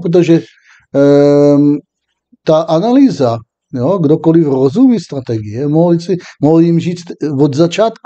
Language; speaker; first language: Czech; non-native, fluent; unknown